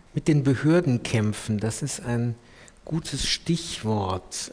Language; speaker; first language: German; native; German